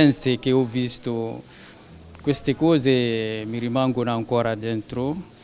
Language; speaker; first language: Italian; non-native, fluent; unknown